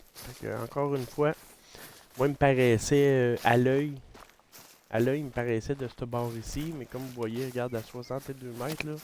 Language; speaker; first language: French; native; French